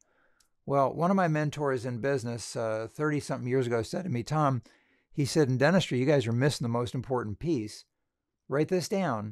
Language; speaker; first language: English; native; English